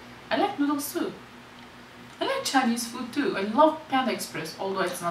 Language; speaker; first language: English; non-native, fluent; Turkish